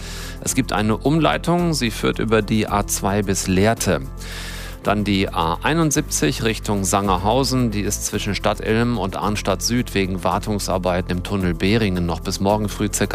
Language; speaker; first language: German; native; German